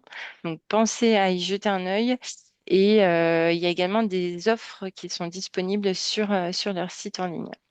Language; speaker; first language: French; native; French